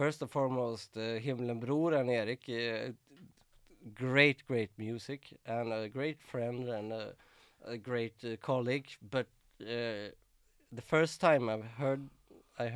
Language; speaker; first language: English; non-native, fluent; Swedish